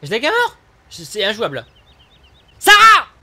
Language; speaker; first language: French; native; French